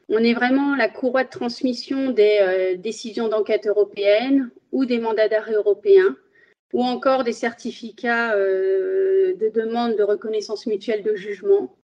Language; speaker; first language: French; early bilingual, other home language; Spanish